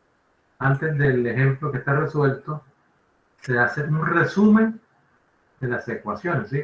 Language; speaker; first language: Spanish; native; Spanish